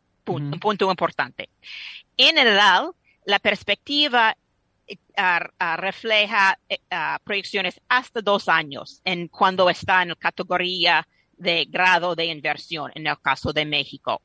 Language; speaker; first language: Spanish; non-native, fluent; English